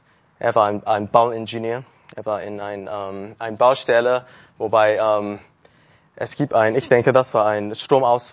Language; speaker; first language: German; non-native, learner; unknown